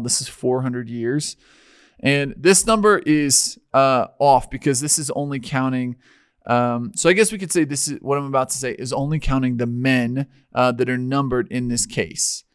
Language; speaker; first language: English; native; English